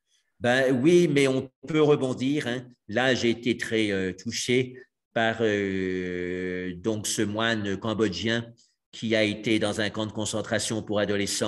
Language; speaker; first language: French; native; French